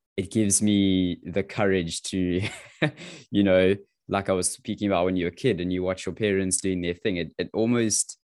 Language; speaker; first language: English; native; English